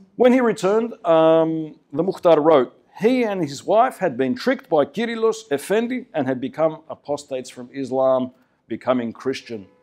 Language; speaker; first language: English; early bilingual, other home language; Greek